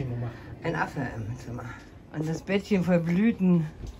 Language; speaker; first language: German; native; German